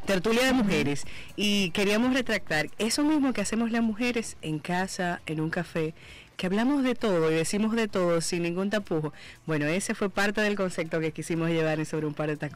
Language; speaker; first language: Spanish; native; Spanish